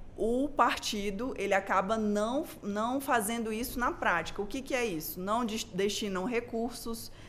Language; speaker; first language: Portuguese; native; Portuguese